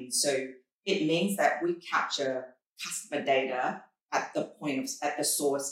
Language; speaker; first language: English; native; English